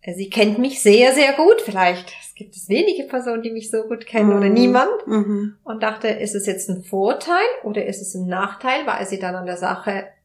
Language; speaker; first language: German; non-native, fluent; Spanish